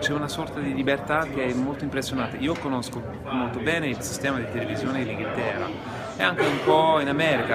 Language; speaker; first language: Italian; non-native, fluent; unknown